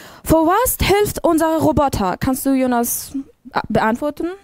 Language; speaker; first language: German; non-native, learner; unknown